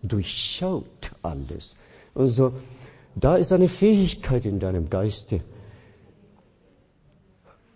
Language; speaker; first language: German; non-native, fluent; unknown